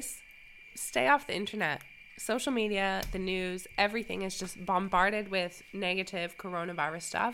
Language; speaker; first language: English; native; English